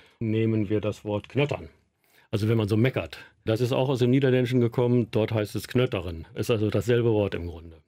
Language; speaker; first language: German; native; German